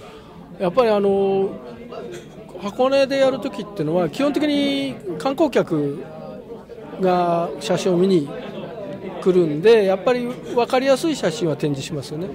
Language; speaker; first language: Japanese; native; Japanese